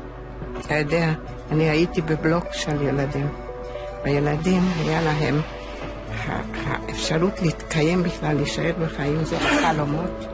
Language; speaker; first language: Hebrew; non-native, fluent; Hungarian